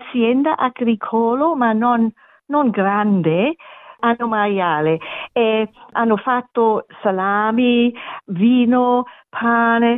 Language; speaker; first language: Italian; non-native, learner; English